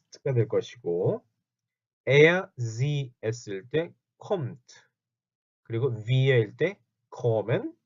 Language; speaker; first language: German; non-native, fluent; Korean